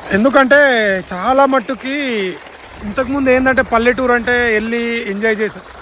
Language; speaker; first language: Telugu; native; Telugu